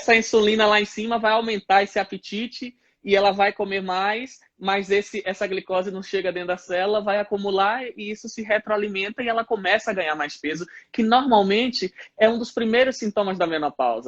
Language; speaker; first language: Portuguese; native; Portuguese